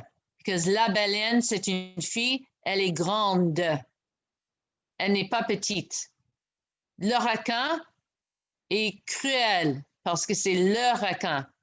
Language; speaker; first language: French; non-native, local second language; English